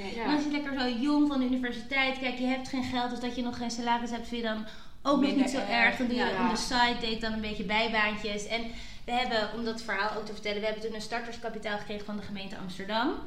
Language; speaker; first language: Dutch; native; Dutch